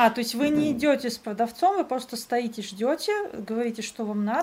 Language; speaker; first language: Russian; native; Russian